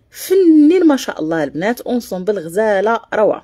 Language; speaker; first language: Arabic; native; Arabic